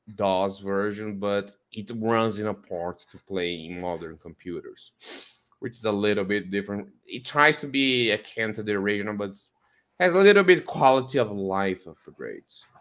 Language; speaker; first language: English; non-native, fluent; Portuguese